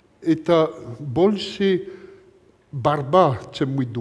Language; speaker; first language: Russian; non-native, learner; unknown